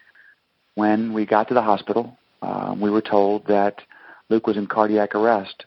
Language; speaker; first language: English; native; English